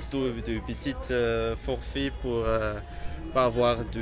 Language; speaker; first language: French; non-native, local second language; Malagasy